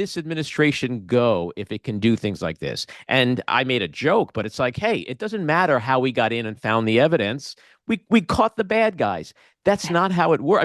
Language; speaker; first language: English; native; English